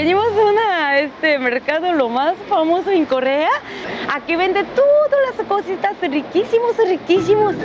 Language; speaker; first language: Spanish; native; Spanish